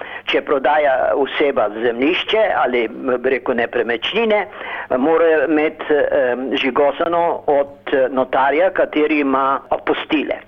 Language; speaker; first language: Slovenian; early bilingual, heritage; Slovenian